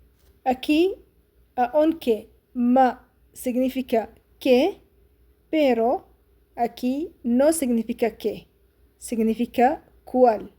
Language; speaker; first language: Spanish; non-native, fluent; Arabic